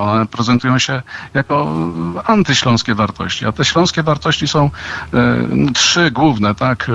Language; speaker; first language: Polish; native; Polish